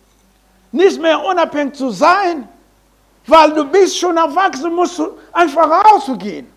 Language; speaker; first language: German; non-native, learner; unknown